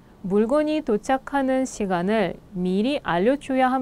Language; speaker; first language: Korean; non-native, fluent; Russian